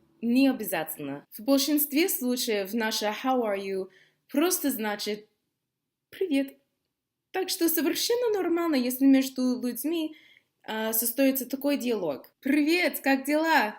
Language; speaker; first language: Russian; non-native, fluent; English